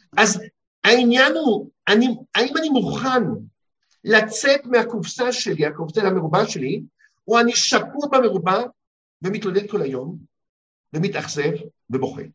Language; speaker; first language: Hebrew; early bilingual, heritage; Hebrew